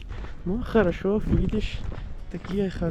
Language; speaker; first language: Russian; non-native, learner; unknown